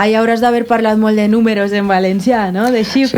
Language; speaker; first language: Catalan; native; Catalan